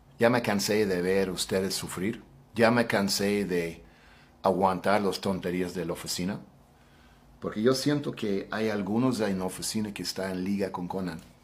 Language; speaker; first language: Spanish; non-native, fluent; English